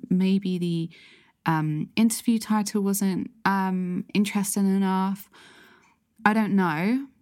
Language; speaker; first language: English; native; English